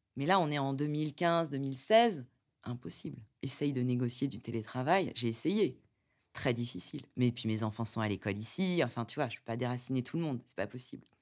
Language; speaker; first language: French; native; French